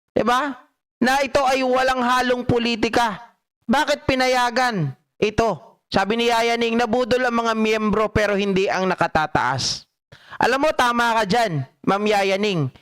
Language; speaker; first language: Filipino; non-native, local second language; Iloko